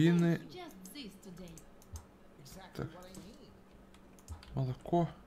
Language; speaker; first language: Russian; native; Russian